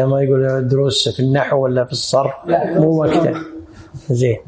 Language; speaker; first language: Arabic; native; Arabic